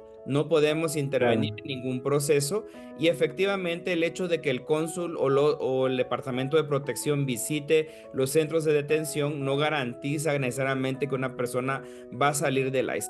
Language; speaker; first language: Spanish; native; Spanish